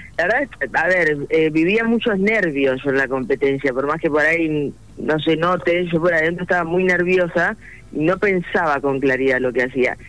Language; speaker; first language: Spanish; native; Spanish